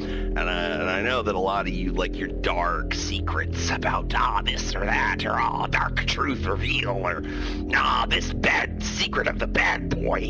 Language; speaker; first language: English; native; English